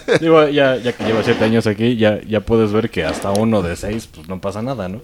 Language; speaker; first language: Spanish; native; Spanish